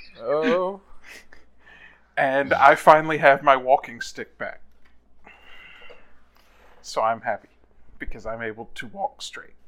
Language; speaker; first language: English; native; English